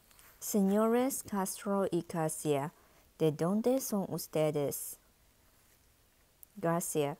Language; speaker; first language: Spanish; non-native, learner; Chinese